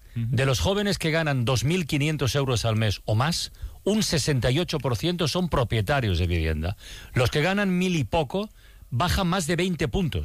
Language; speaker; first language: Spanish; native; Spanish